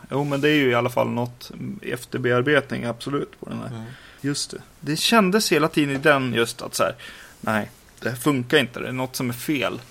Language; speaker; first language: Swedish; native; Swedish